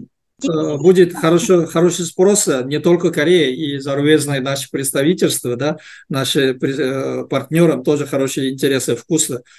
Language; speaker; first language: Russian; non-native, learner; Korean